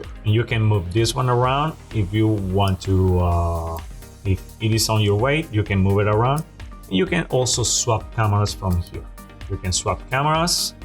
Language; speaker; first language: English; non-native, fluent; Spanish